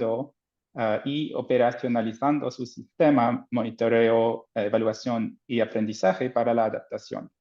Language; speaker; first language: Spanish; non-native, fluent; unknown